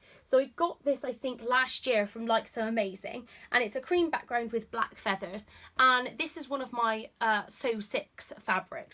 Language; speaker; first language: English; native; English